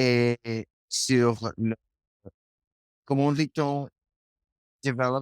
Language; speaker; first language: French; non-native, learner; Spanish